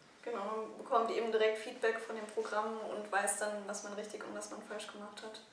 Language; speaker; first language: German; native; German